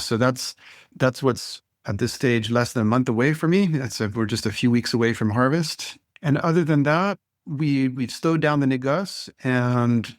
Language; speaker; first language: English; non-native, fluent; French